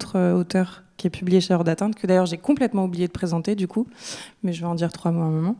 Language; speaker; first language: French; native; French